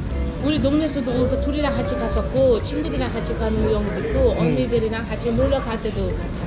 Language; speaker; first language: Korean; non-native, fluent; Uzbek